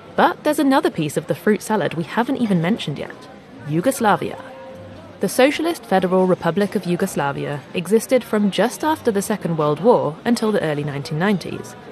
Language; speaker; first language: English; native; English